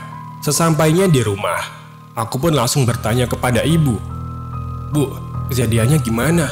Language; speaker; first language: Indonesian; native; Indonesian